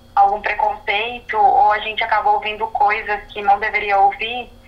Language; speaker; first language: Portuguese; early bilingual, other home language; Arabic